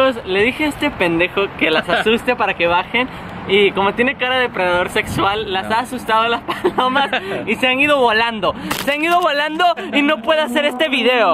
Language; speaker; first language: Spanish; non-native, fluent; English